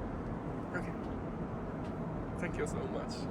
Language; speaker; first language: English; non-native, learner; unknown